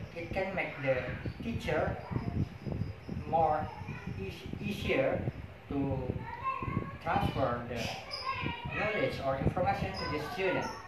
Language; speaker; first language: English; non-native, learner; Indonesian